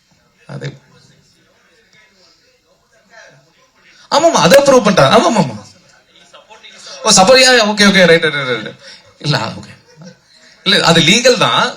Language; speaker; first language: Tamil; native; Tamil